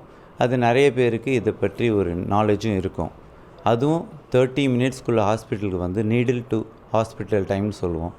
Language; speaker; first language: Tamil; native; Tamil